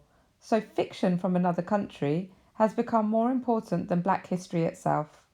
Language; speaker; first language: English; native; English